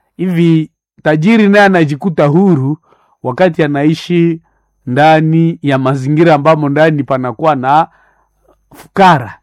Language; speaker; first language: Swahili; non-native, local second language; Nande